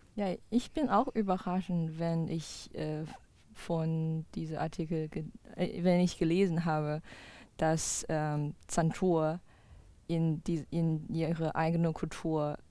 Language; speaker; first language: German; non-native, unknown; Chinese